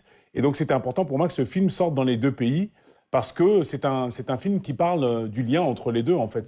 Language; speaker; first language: French; native; French